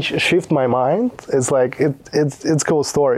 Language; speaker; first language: English; non-native, fluent; Russian